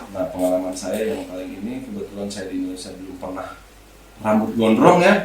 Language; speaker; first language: Indonesian; non-native, local second language; Sundanese